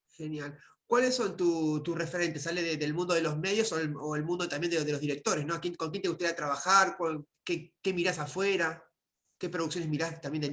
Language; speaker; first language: Spanish; native; Spanish